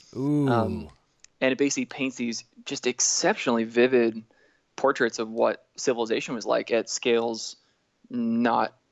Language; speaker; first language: English; native; English